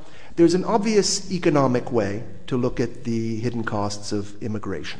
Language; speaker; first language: English; native; English